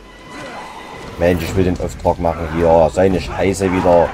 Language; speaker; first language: German; native; German